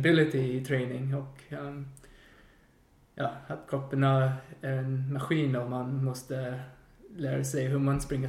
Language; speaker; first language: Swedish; non-native, fluent; English